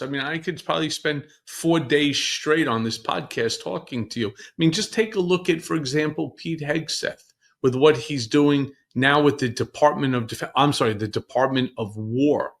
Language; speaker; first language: English; native; English